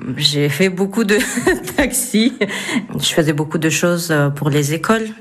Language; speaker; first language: French; non-native, fluent; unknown